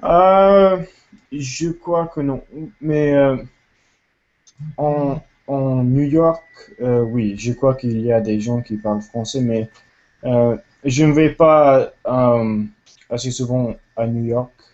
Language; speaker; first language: French; non-native, learner; English